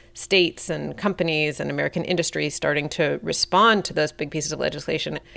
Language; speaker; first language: English; native; English